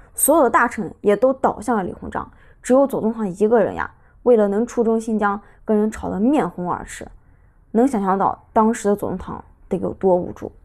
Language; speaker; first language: Chinese; native; Chinese